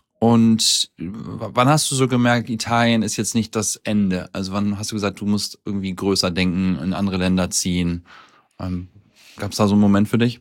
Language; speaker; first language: German; native; German